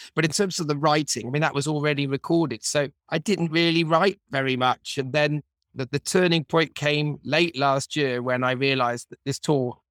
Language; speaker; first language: English; native; English